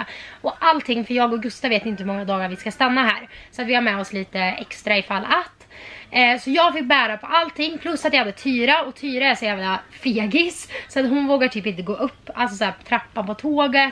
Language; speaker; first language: Swedish; native; Swedish